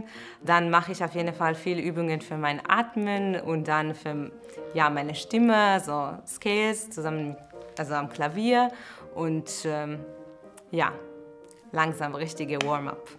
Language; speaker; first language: German; non-native, fluent; Hebrew